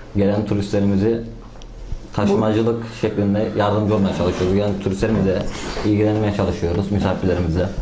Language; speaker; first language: Turkish; native; Turkish